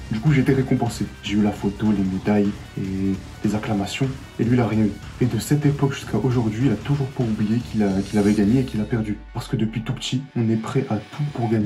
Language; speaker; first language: French; native; French